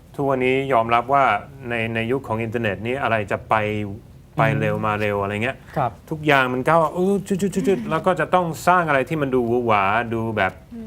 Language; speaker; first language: Thai; non-native, fluent; Swedish